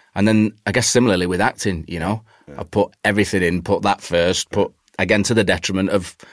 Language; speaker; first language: English; native; English